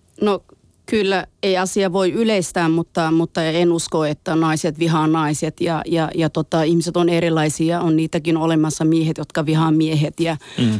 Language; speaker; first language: Finnish; non-native, fluent; Somali